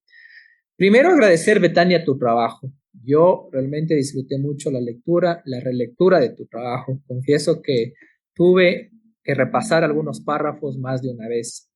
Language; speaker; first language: Spanish; native; Spanish